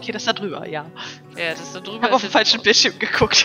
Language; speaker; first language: German; native; German